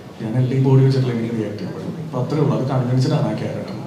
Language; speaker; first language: Malayalam; native; Malayalam